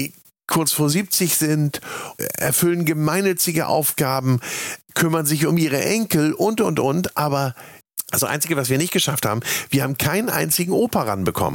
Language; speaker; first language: German; native; German